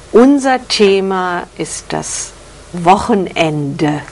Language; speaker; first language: German; native; German